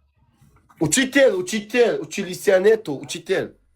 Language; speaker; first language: Russian; non-native, learner; Turkmen